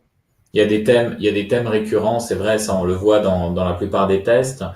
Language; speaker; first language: French; native; French